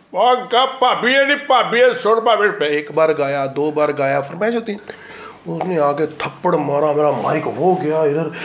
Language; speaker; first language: Hindi; native; Hindi